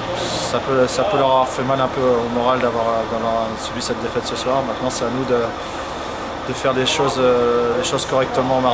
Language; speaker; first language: French; native; French